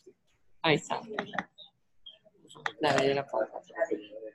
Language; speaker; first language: Spanish; native; Spanish